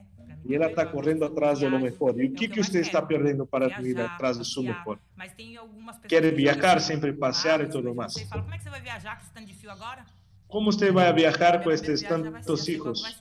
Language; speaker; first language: Spanish; non-native, learner; Portuguese